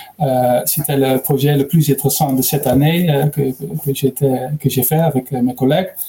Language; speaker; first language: French; non-native, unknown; Dutch